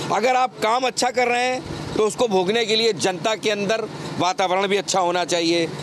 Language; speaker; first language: Hindi; native; Hindi